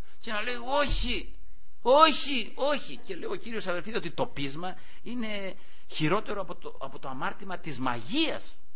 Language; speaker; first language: Greek; native; Greek